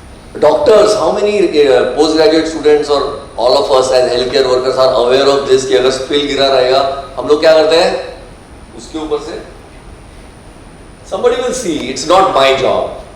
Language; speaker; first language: English; non-native, local second language; Marathi